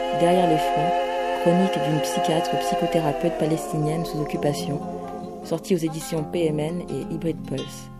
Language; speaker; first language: French; native; French